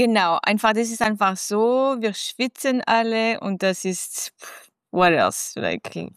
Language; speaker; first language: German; non-native, local second language; French